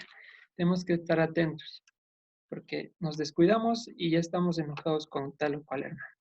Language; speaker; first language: Spanish; native; Spanish